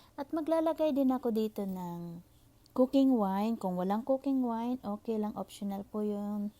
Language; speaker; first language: Filipino; non-native, local second language; Iloko